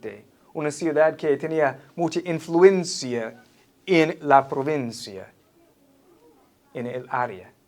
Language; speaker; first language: Spanish; non-native, fluent; English